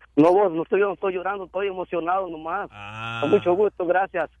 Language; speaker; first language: Spanish; native; Spanish